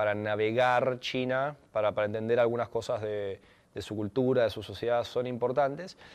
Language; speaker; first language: Spanish; native; Spanish